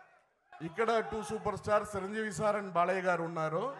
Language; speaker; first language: Telugu; non-native, learner; Tamil